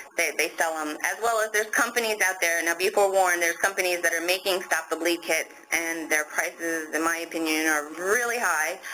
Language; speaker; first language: English; native; English